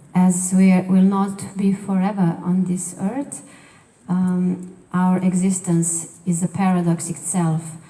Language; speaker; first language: English; non-native, fluent; Slovenian